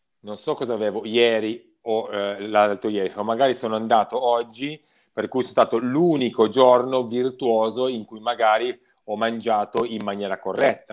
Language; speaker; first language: Italian; native; Italian